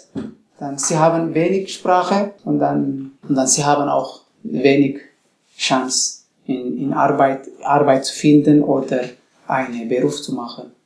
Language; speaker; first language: German; non-native, learner; Tigrinya